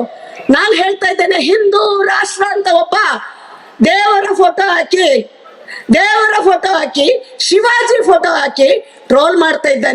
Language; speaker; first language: Kannada; native; Kannada